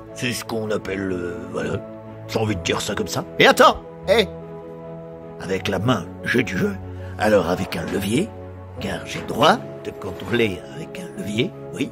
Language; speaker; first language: French; native; French